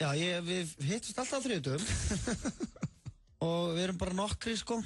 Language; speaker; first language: Icelandic; native; Icelandic